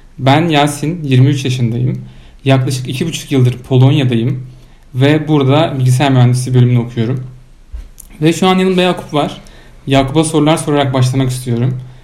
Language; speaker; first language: Turkish; native; Turkish